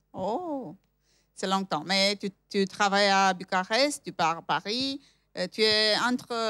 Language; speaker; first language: French; non-native, fluent; Romanian